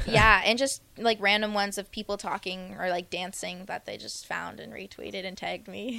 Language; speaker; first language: English; non-native, local second language; French